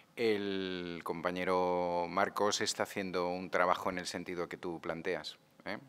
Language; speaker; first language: Spanish; non-native, local second language; Catalan